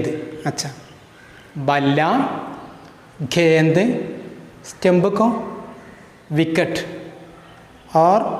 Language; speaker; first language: Hindi; non-native, local second language; Malayalam